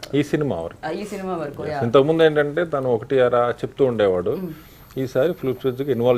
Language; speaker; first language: Telugu; native; Telugu